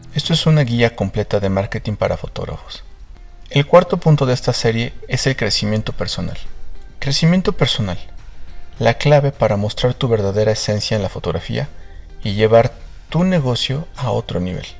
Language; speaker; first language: Spanish; native; Spanish